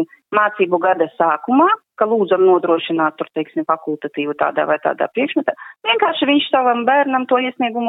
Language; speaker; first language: Latvian; non-native, local second language; Russian